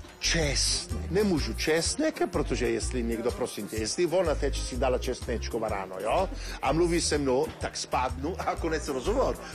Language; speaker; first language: Czech; non-native, fluent; Italian